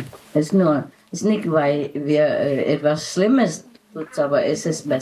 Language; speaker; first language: German; non-native, learner; Vietnamese